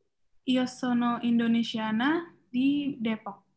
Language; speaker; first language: Italian; non-native, learner; Indonesian